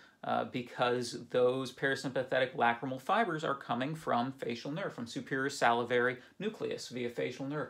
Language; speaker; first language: English; native; English